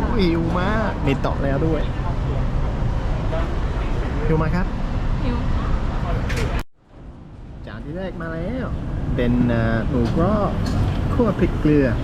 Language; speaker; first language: Thai; non-native, fluent; English